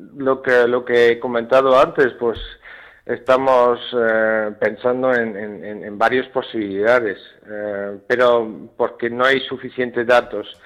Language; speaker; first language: Spanish; non-native, fluent; Dutch